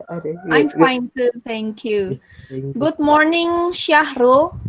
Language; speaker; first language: English; non-native, fluent; Indonesian